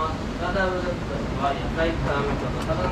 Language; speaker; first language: Japanese; native; Japanese